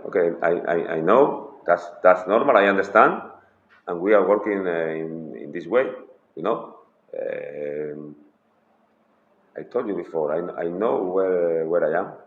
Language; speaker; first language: English; non-native, fluent; Spanish